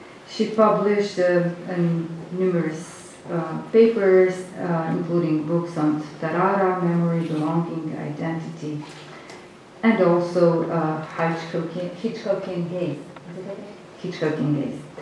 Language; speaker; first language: English; non-native, fluent; Croatian